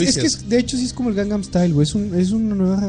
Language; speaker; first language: Spanish; native; Spanish